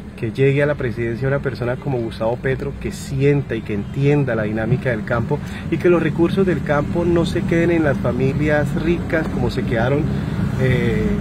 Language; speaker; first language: Spanish; native; Spanish